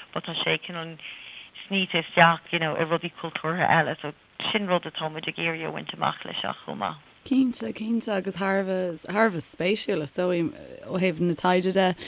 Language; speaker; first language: Irish; native; Irish